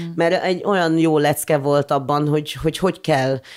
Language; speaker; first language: Hungarian; non-native, fluent; English